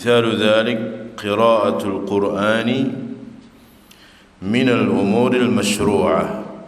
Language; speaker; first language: Arabic; non-native, fluent; Indonesian